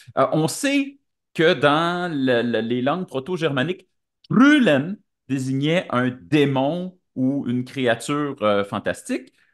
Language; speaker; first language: French; native; French